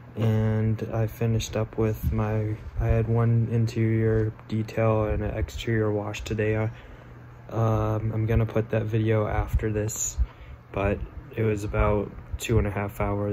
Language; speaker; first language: English; native; English